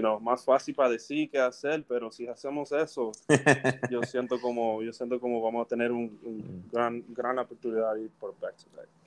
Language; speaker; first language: Spanish; early bilingual, heritage; English